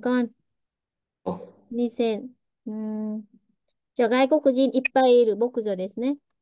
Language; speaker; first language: Japanese; early bilingual, heritage; Vietnamese